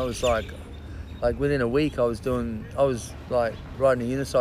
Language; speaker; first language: English; native; English